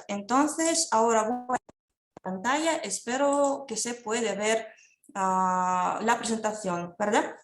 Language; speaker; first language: Spanish; non-native, fluent; Russian